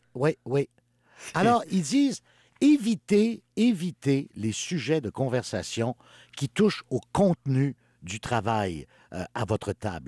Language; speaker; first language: French; native; French